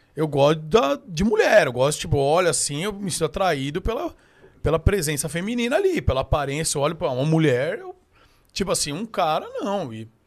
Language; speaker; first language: Portuguese; native; Portuguese